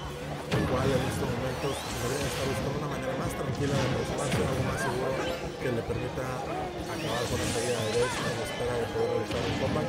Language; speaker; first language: Spanish; native; Spanish